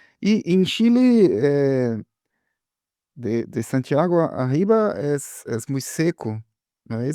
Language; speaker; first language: Spanish; non-native, learner; Portuguese